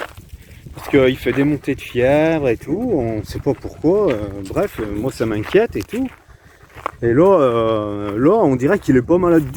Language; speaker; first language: French; native; French